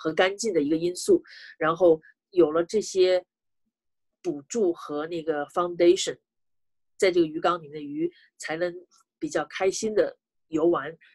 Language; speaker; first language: Chinese; native; Chinese